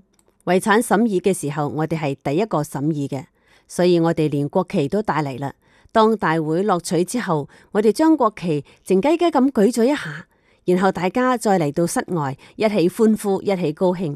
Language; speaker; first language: Chinese; native; Chinese